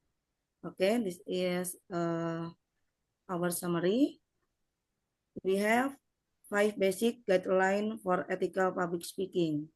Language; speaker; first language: English; non-native, learner; Indonesian